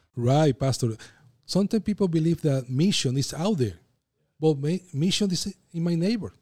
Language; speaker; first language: English; non-native, fluent; Spanish